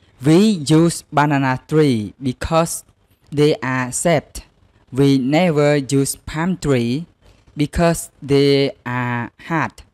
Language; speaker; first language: English; non-native, learner; Khmer